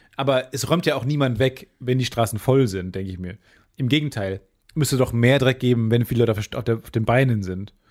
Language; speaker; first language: German; native; German